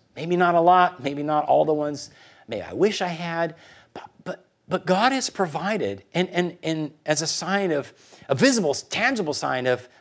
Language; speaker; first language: English; early bilingual, other home language; Spanish